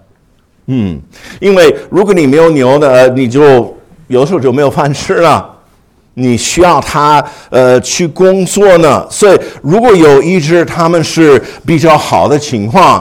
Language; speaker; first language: Chinese; non-native, fluent; English